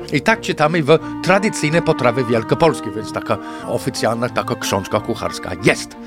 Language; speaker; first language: Polish; non-native, fluent; English